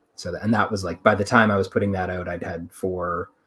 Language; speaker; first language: English; native; English